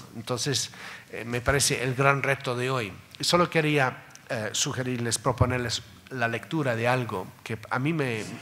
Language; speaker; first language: Spanish; non-native, fluent; English